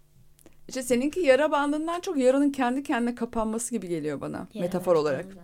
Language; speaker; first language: Turkish; native; Turkish